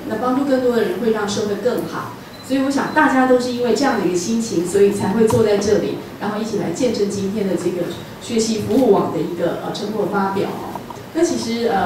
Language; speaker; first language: Chinese; native; Chinese